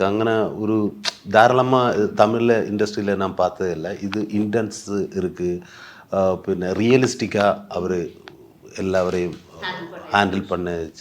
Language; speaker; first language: Tamil; non-native, learner; Malayalam